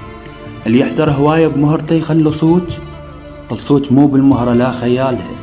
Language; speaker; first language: Arabic; native; Arabic